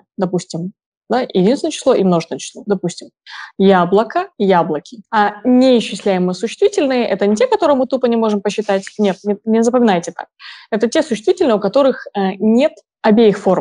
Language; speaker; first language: Russian; native; Russian